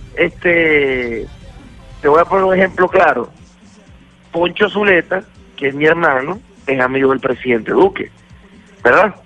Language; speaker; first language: Spanish; native; Spanish